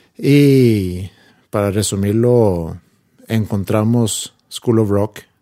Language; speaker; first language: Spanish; non-native, fluent; Swedish